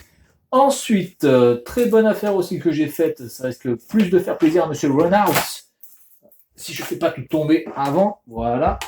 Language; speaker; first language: French; native; French